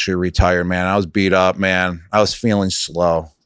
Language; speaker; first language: English; native; English